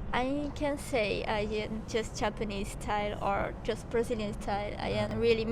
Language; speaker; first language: English; non-native, local second language; Portuguese